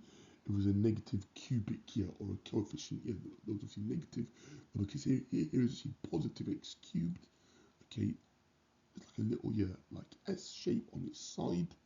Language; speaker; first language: English; native; English